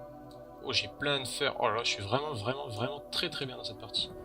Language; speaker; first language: French; native; French